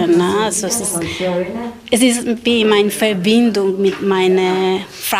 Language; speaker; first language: German; non-native, learner; Spanish